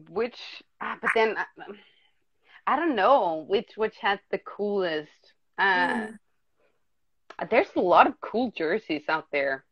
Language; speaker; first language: English; non-native, fluent; Danish